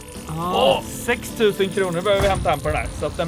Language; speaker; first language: Swedish; native; Swedish